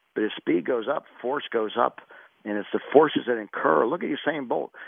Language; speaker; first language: English; native; English